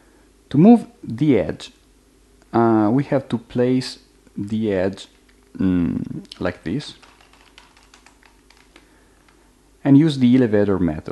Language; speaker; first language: English; non-native, fluent; Italian